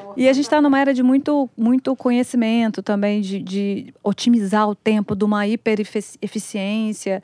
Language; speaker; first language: Portuguese; native; Portuguese